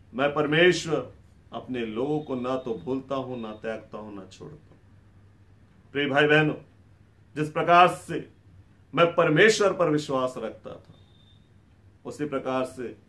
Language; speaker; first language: Hindi; native; Hindi